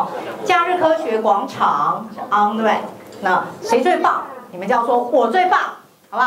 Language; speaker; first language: Chinese; native; Chinese